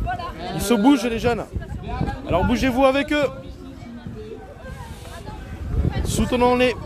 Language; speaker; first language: French; native; French